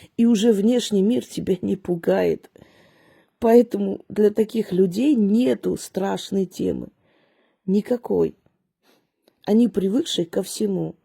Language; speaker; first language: Russian; early bilingual, other home language; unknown